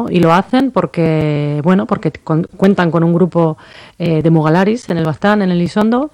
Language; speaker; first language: Spanish; native; Spanish